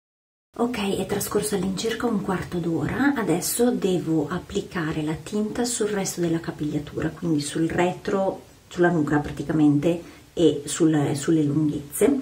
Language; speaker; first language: Italian; native; Italian